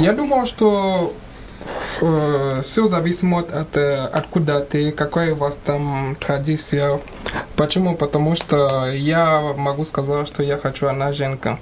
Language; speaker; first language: Ukrainian; non-native, learner; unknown